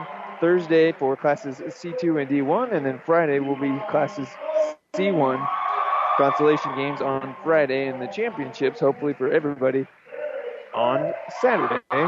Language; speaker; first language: English; native; English